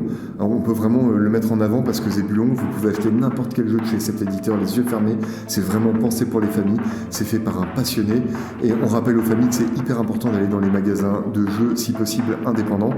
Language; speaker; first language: French; native; French